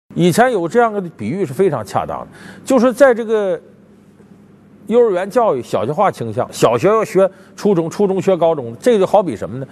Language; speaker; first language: Chinese; native; Chinese